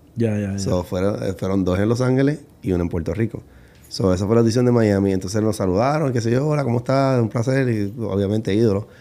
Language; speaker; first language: Spanish; native; Spanish